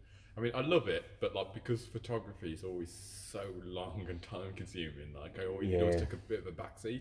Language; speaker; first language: English; native; English